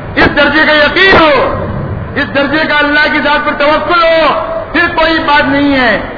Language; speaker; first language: Urdu; non-native, local second language; Konkani